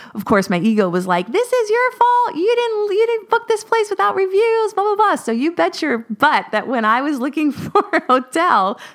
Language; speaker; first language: English; native; English